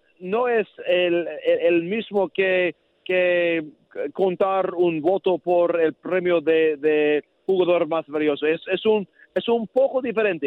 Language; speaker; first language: Spanish; non-native, learner; English